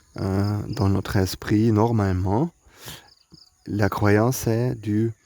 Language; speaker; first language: French; non-native, learner; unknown